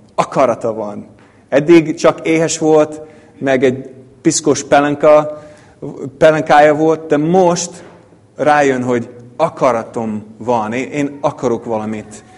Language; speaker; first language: Hungarian; non-native, fluent; English